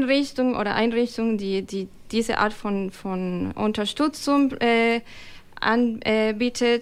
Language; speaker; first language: German; non-native, fluent; Spanish